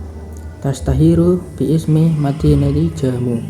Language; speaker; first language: Arabic; non-native, learner; Indonesian